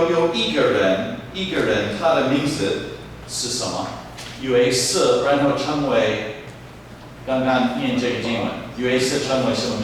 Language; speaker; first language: Chinese; non-native, fluent; English